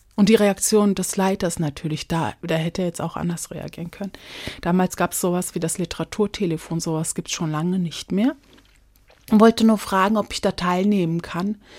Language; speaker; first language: German; early bilingual, other home language; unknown